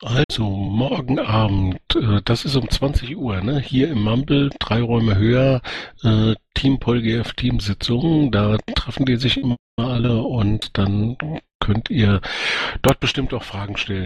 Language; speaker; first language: German; native; German